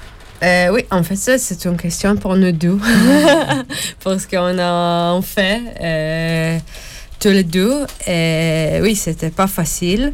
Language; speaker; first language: French; non-native, learner; Hebrew